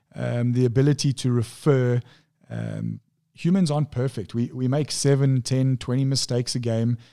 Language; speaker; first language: English; native; English